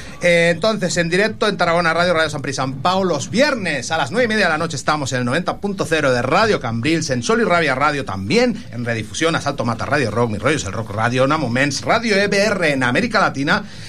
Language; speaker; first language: Spanish; native; Spanish